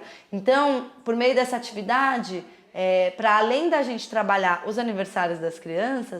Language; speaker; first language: Portuguese; native; Portuguese